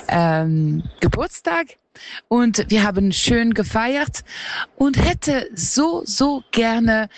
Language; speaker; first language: German; non-native, learner; Italian